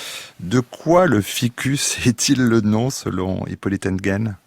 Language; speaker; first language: French; native; French